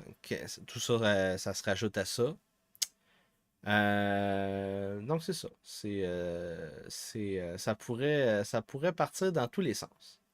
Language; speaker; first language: French; native; French